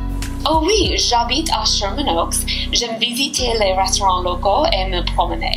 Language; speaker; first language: French; non-native, learner; English